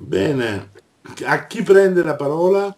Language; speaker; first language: Italian; native; Italian